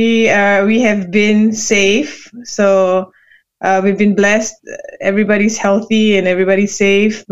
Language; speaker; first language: English; non-native, local second language; Malay